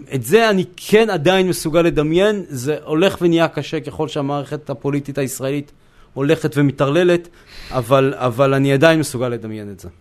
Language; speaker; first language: Hebrew; native; Hebrew